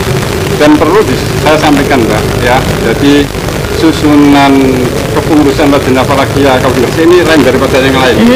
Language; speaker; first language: Indonesian; native; Indonesian